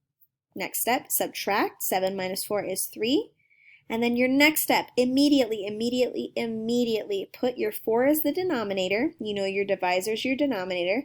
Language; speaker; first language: English; native; English